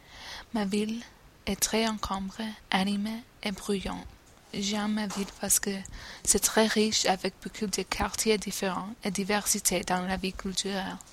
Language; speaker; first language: French; non-native, learner; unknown